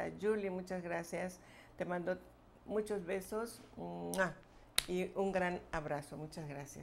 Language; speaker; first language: Spanish; native; Spanish